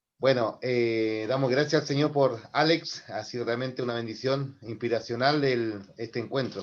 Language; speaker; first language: Spanish; native; Spanish